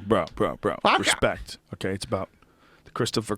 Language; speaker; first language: English; native; English